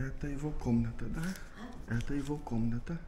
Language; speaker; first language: Russian; non-native, learner; Portuguese